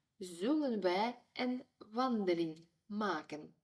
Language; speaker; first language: Dutch; non-native, fluent; Ukrainian